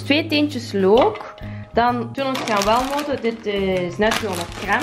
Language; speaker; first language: Dutch; native; Dutch